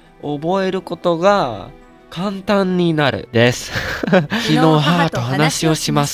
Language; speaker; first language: Japanese; non-native, learner; English